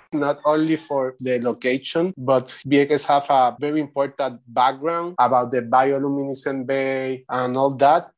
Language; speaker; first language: English; non-native, learner; Spanish